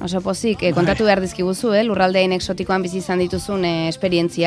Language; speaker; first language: Basque; native; Basque